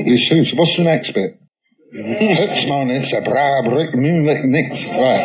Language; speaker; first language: English; native; English